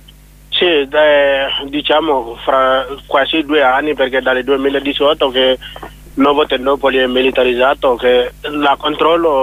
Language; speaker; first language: Italian; non-native, learner; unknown